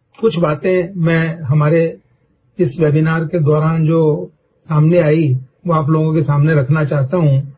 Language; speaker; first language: Hindi; native; Hindi